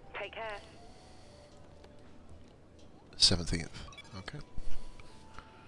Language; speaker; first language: English; native; English